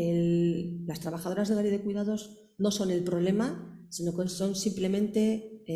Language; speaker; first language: Spanish; native; Spanish